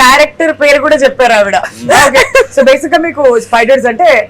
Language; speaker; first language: Telugu; native; Telugu